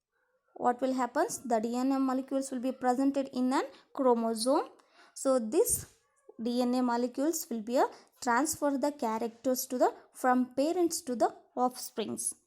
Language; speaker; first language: English; non-native, local second language; Kannada